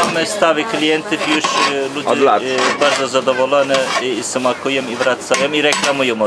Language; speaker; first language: Polish; non-native, learner; Turkish